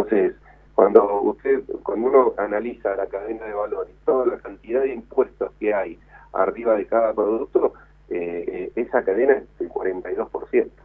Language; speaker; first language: Spanish; native; Spanish